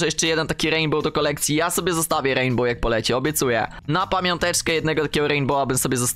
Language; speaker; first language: Polish; native; Polish